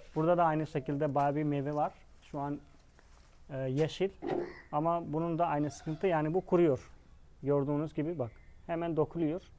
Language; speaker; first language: Turkish; non-native, fluent; Hindi